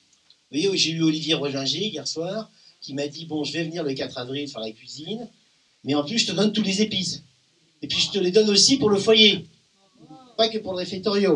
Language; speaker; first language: French; native; French